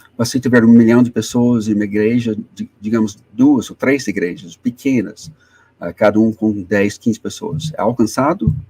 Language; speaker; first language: Portuguese; non-native, fluent; English